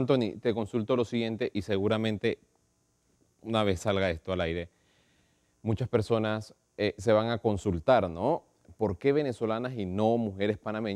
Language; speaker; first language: Spanish; native; Spanish